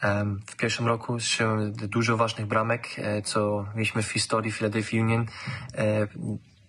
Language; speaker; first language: Polish; early bilingual, heritage; German